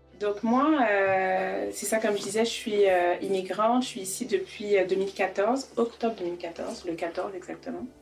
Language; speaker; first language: French; native; French